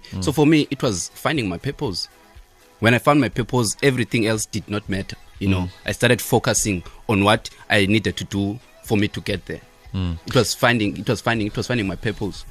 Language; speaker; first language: English; non-native, local second language; Xhosa